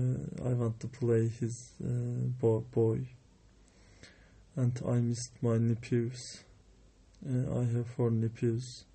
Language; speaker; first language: English; non-native, learner; Turkish